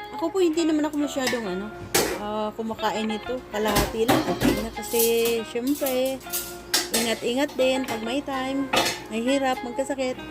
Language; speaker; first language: Filipino; non-native, local second language; Bikol